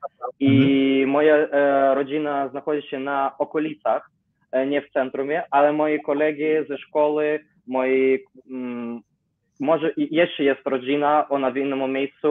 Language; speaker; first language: Polish; non-native, learner; Ukrainian